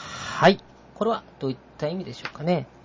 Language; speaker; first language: Japanese; native; Japanese